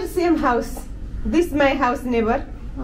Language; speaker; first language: English; non-native, learner; Nepali